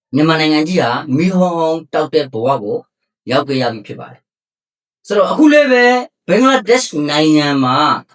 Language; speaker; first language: Burmese; native; Burmese